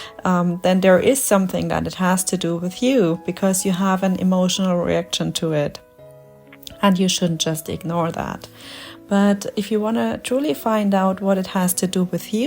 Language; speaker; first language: English; non-native, fluent; German